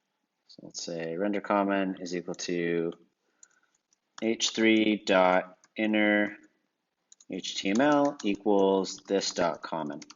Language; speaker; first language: English; native; English